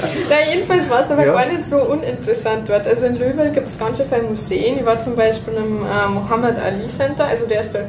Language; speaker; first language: German; native; German